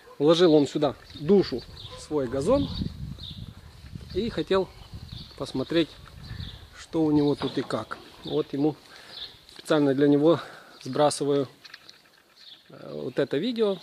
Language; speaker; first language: Russian; non-native, local second language; Ukrainian